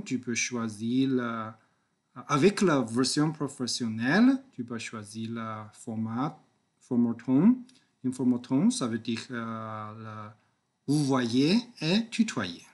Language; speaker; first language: French; non-native, learner; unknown